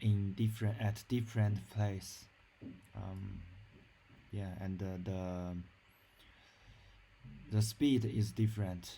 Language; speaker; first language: English; non-native, learner; Chinese